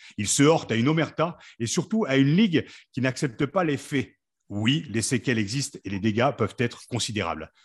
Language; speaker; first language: French; native; French